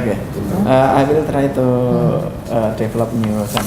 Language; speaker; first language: English; non-native, learner; Indonesian